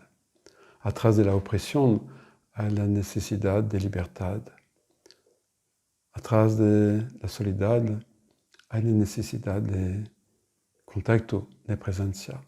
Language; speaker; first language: Spanish; non-native, fluent; French